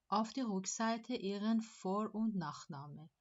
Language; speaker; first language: German; non-native, fluent; Persian